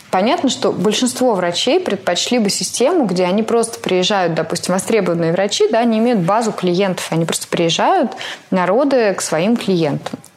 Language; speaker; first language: Russian; native; Russian